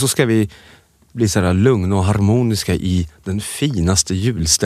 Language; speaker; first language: Swedish; native; Swedish